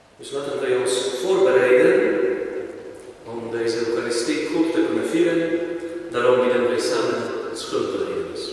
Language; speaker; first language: Dutch; non-native, fluent; Polish